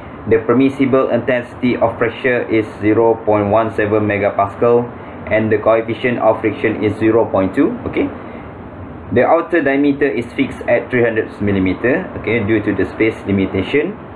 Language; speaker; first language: English; non-native, local second language; Malay